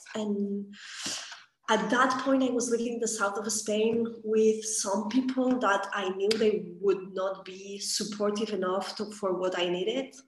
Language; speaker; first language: English; non-native, fluent; Catalan